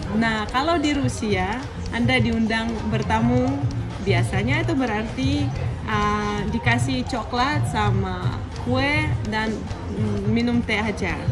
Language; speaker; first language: Indonesian; non-native, fluent; Russian